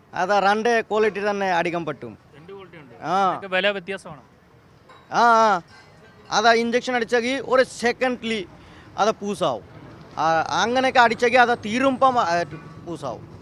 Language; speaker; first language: Malayalam; non-native, local second language; Bangla